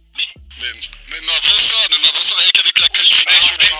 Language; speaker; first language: French; early bilingual, other home language; Arabic